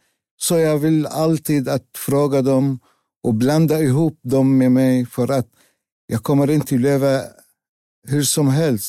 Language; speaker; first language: Swedish; non-native, learner; Arabic